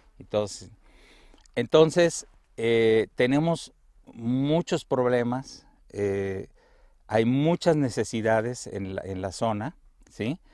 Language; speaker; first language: Spanish; native; Spanish